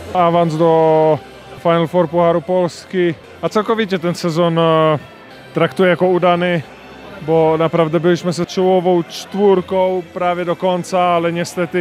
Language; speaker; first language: Polish; non-native, fluent; Czech